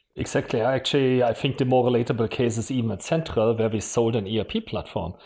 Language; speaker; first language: English; non-native, fluent; German